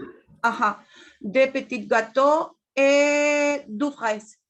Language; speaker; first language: French; non-native, learner; Spanish